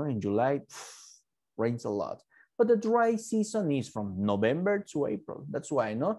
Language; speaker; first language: English; non-native, fluent; Spanish